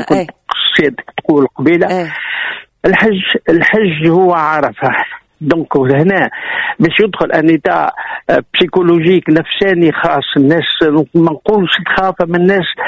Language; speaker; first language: Arabic; native; Arabic